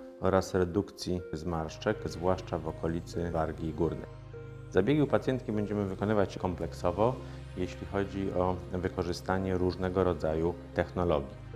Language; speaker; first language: Polish; native; Polish